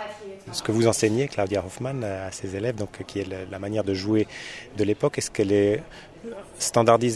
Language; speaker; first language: French; native; French